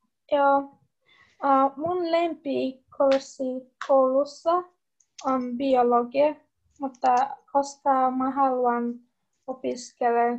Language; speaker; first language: Finnish; non-native, learner; English